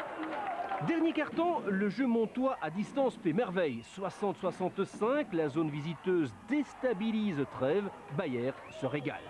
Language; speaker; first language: French; native; French